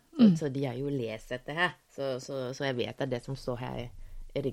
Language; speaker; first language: Norwegian; non-native, fluent; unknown